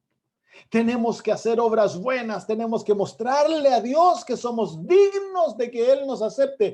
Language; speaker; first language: Spanish; native; Spanish